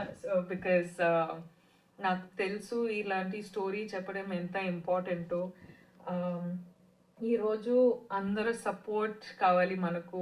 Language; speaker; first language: Telugu; non-native, fluent; Kannada